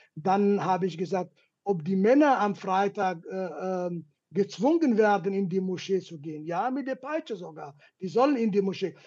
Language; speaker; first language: German; non-native, fluent; Kurdish